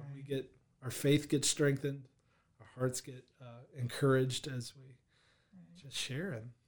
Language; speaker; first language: English; native; English